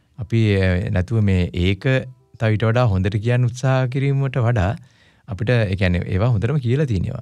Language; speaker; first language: Sinhala; non-native, local second language; Tamil